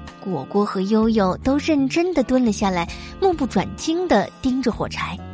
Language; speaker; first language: Chinese; native; Chinese